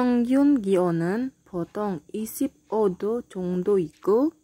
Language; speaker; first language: Korean; non-native, fluent; Indonesian